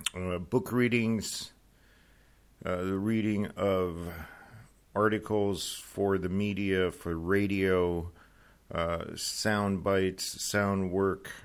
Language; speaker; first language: English; native; English